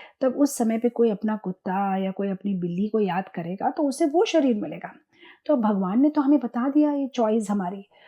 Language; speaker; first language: Hindi; non-native, local second language; Gujarati